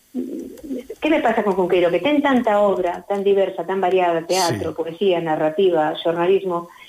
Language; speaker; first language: Galician; early bilingual, other home language; Spanish